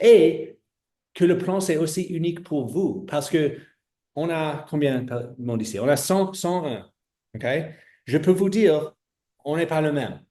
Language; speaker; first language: French; non-native, fluent; English